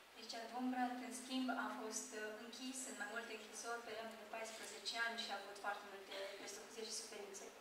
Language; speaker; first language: Romanian; non-native, fluent; Japanese